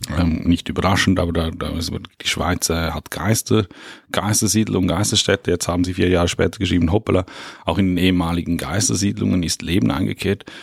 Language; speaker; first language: German; native; German